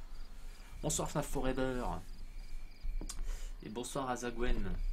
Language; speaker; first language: French; native; French